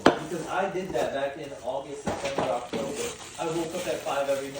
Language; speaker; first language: English; early bilingual, other home language; Uzbek